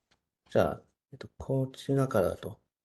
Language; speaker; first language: Japanese; non-native, fluent; English